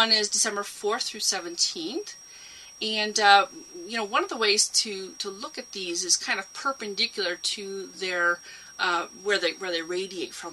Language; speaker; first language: English; native; English